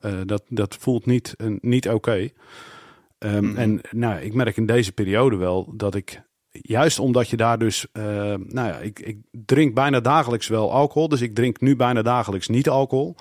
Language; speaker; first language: Dutch; native; Dutch